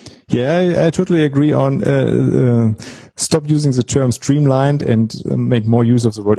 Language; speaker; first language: English; non-native, fluent; German